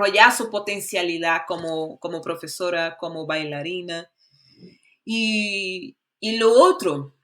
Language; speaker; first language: Spanish; non-native, fluent; Portuguese